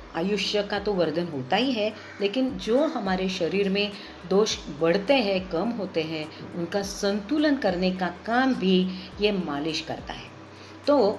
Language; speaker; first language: Hindi; non-native, local second language; Marathi